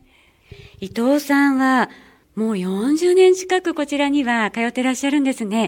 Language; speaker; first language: Japanese; native; Japanese